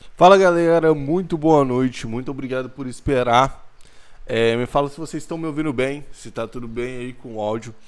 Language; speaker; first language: Portuguese; native; Portuguese